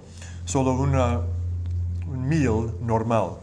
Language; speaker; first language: Spanish; non-native, learner; English